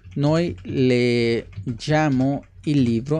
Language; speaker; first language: Italian; non-native, learner; Spanish